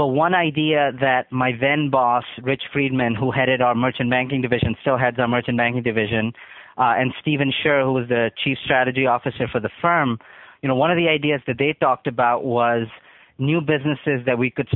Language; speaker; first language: English; non-native, local second language; Urdu